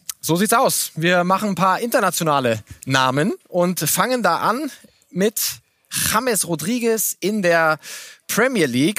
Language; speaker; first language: German; native; German